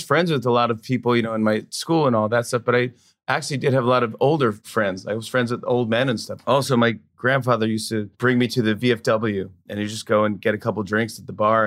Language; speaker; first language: English; native; English